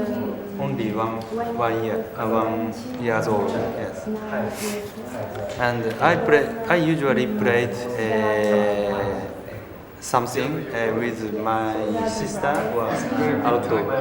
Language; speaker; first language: English; non-native, learner; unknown